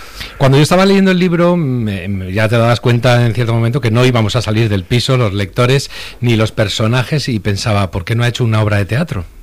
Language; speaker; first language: Spanish; native; Spanish